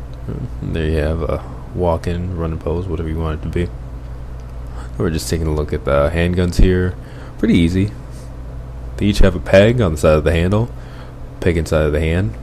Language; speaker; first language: English; native; English